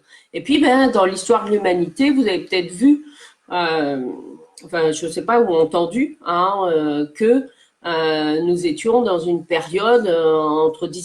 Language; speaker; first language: French; native; French